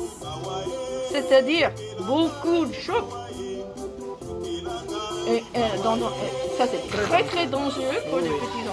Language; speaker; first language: French; non-native, learner; English